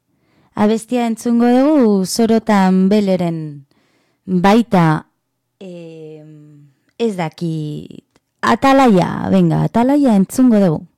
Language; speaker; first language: Basque; non-native, learner; Spanish